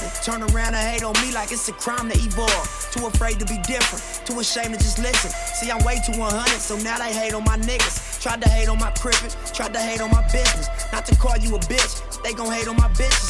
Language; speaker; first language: English; native; English